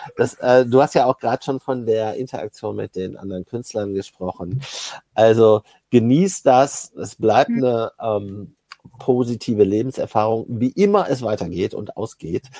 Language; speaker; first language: German; native; German